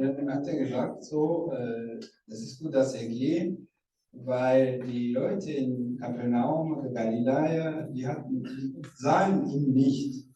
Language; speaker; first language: German; non-native, learner; Rundi